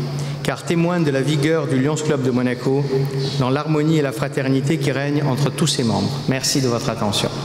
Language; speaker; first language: French; native; French